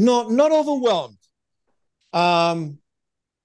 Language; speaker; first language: English; native; English